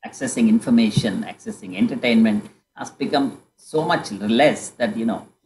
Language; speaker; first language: English; non-native, local second language; Kannada